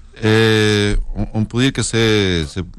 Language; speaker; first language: French; non-native, learner; Spanish